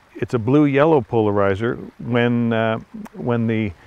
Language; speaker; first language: English; native; English